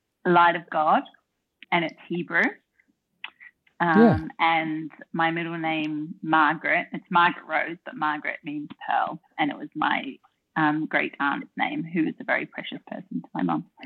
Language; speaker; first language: English; native; English